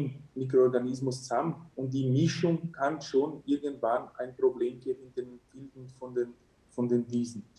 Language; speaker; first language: German; early bilingual, heritage; German